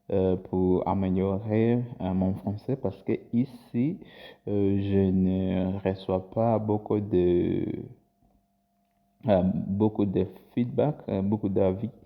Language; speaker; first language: French; non-native, learner; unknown